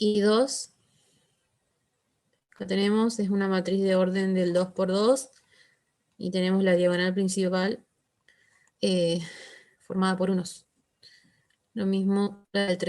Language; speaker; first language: Spanish; native; Spanish